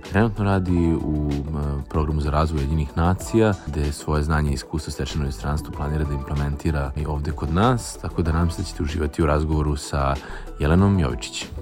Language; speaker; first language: Serbian; native; Serbian